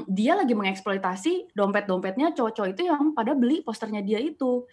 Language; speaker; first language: Indonesian; native; Indonesian